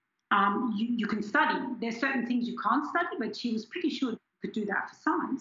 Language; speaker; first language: English; non-native, fluent; German